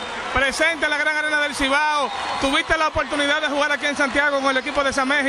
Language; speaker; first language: Spanish; native; Spanish